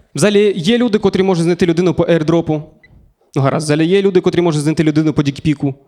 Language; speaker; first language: Ukrainian; native; Ukrainian